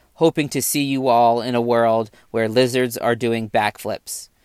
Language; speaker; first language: English; native; English